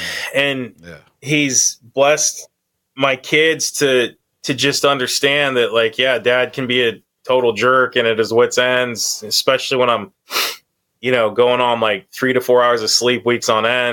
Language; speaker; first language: English; native; English